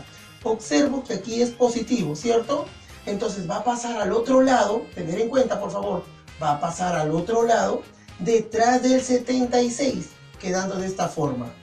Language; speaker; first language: Spanish; native; Spanish